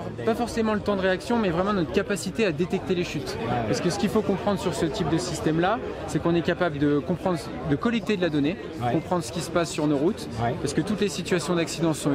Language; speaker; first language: French; native; French